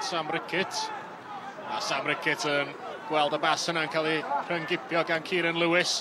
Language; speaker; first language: Welsh; native; Welsh